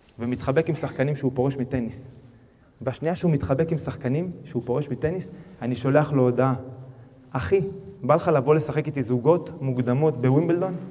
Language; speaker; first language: Hebrew; early bilingual, other home language; Spanish